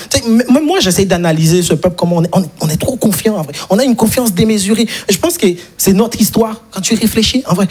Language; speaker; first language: French; non-native, local second language; Haitian Creole